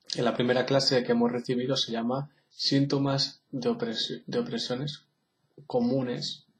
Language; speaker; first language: Spanish; native; Spanish